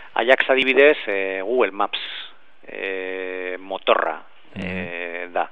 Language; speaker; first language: Basque; non-native, learner; Spanish